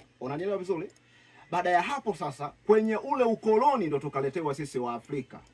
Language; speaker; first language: Swahili; native; Swahili